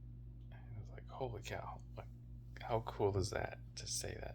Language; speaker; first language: English; native; English